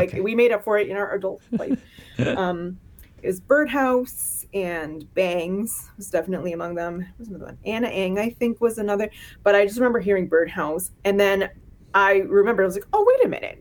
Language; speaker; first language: English; native; English